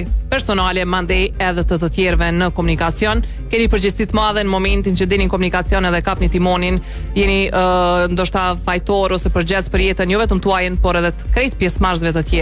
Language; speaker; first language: Albanian; native; Albanian